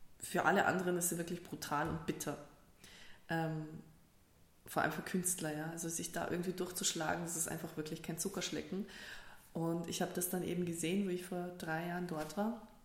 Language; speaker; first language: German; early bilingual, other home language; Russian